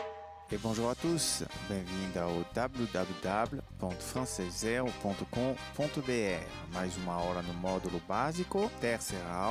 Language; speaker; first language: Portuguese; non-native, fluent; French